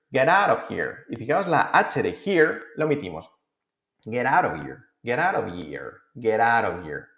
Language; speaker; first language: English; non-native, fluent; Spanish